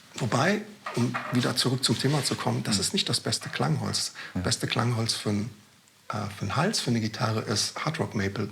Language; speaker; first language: German; early bilingual, other home language; Croatian